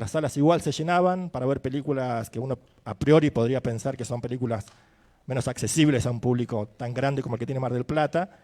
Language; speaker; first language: Spanish; native; Spanish